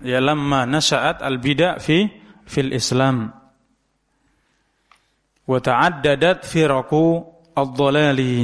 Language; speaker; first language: Arabic; non-native, fluent; Indonesian